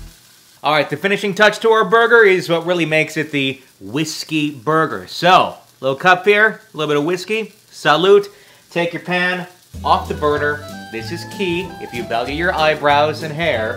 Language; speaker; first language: English; native; English